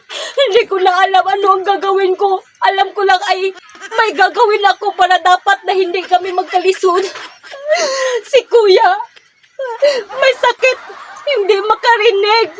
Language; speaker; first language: Filipino; non-native, local second language; Cebuano